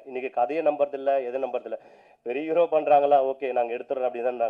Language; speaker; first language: Tamil; native; Tamil